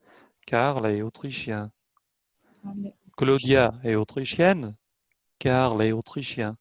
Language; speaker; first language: French; non-native, fluent; Albanian